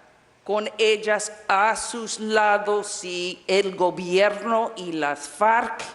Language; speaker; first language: Spanish; non-native, fluent; English